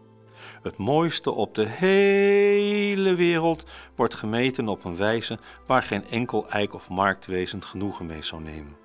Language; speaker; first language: Dutch; native; Dutch